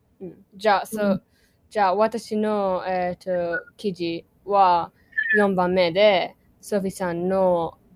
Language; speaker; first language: Japanese; non-native, learner; English